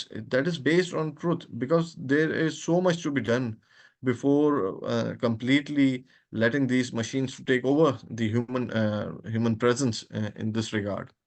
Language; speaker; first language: English; non-native, local second language; Urdu